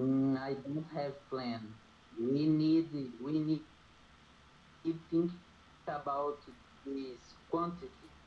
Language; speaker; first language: English; non-native, learner; Portuguese